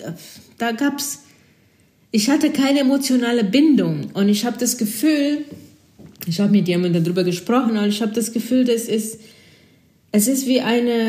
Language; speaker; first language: German; non-native, fluent; Portuguese